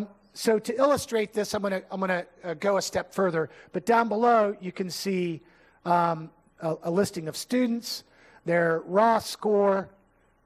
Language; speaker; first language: English; native; English